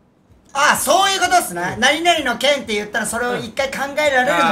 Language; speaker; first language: Japanese; native; Japanese